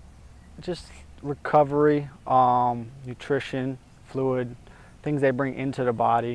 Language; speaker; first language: English; native; English